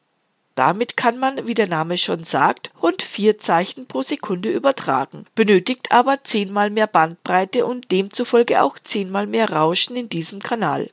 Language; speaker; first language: German; native; German